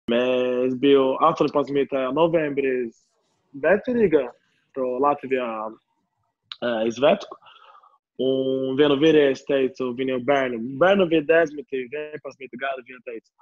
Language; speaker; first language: Latvian; non-native, learner; Portuguese